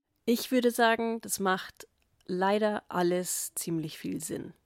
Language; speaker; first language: German; native; German